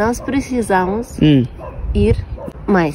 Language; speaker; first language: Portuguese; non-native, learner; Russian